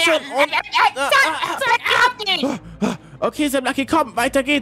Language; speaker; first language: German; native; German